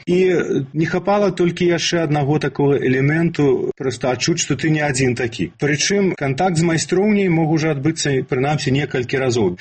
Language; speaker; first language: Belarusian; non-native, local second language; Russian